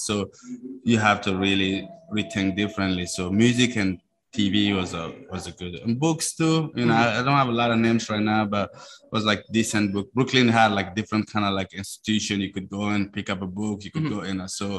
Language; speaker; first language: English; non-native, fluent; Mossi